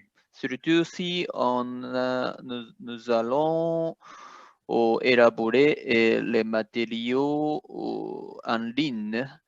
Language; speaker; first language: French; non-native, fluent; Japanese